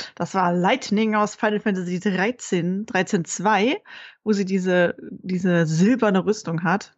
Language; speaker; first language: German; native; German